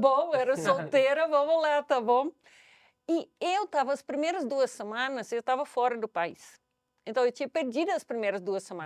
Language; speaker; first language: Portuguese; non-native, fluent; Dutch